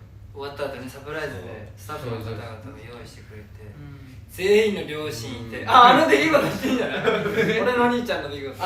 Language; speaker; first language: Japanese; native; Japanese